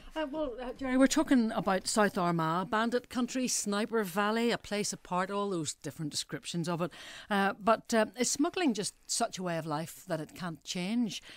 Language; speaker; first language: English; native; English